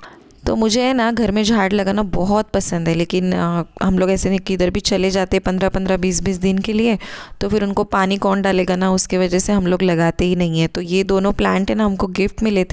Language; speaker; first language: Hindi; native; Hindi